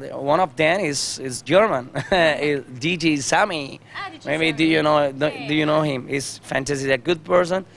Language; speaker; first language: English; non-native, learner; Spanish